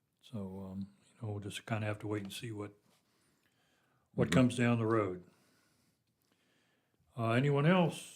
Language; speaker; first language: English; native; English